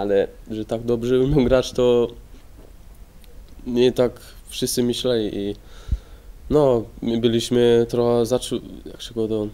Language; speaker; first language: Polish; early bilingual, heritage; Polish